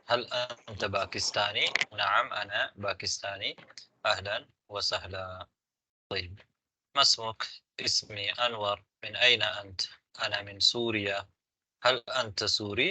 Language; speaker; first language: Arabic; non-native, fluent; Tamil